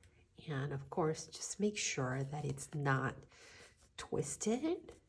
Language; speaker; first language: English; native; English